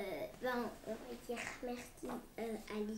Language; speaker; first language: French; early bilingual, other home language; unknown